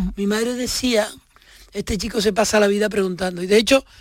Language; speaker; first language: Spanish; native; Spanish